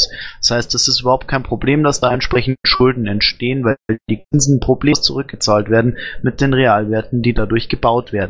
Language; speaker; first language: German; native; German